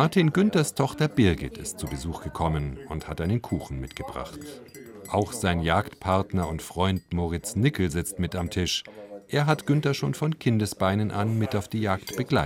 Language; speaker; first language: German; native; German